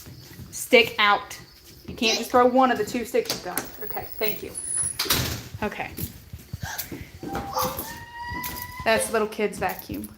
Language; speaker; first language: English; native; English